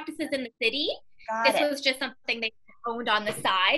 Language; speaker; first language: English; native; English